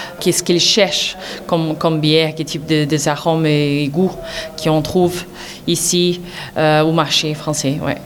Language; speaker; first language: French; non-native, learner; Portuguese